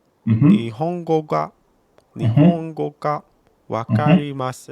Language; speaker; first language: Japanese; non-native, learner; English